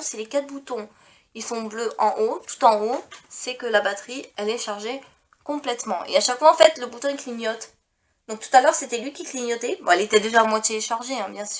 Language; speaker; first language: French; native; French